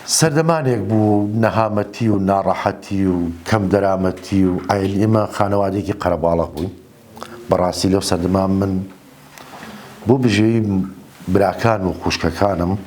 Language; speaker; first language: Central Kurdish; native; Central Kurdish